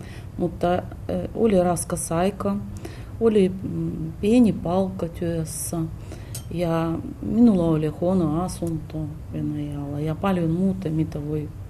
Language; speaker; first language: Finnish; non-native, learner; Russian